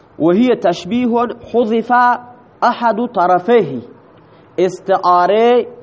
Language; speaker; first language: Persian; non-native, local second language; Baluchi